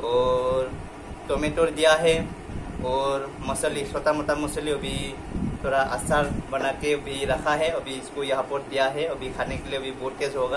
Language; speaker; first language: Hindi; non-native, local second language; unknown